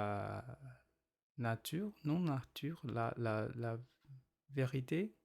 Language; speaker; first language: French; non-native, learner; Chinese